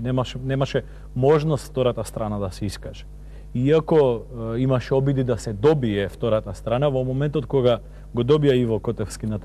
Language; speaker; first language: Macedonian; native; Macedonian